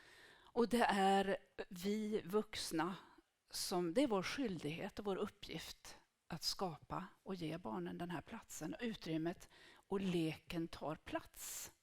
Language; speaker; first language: Swedish; native; Swedish